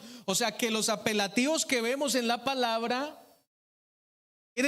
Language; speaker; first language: Spanish; native; Spanish